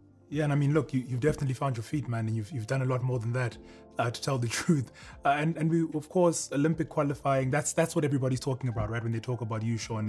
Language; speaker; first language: English; native; English